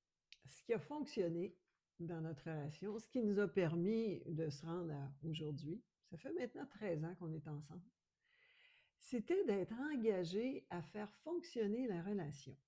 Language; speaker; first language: French; native; French